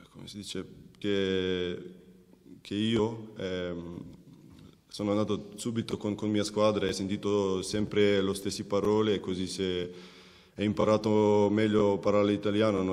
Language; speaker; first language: Italian; non-native, learner; Macedonian